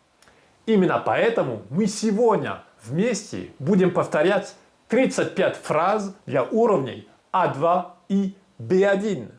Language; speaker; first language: Russian; non-native, fluent; French